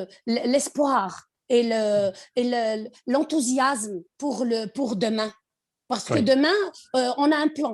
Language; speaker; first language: French; non-native, local second language; Arabic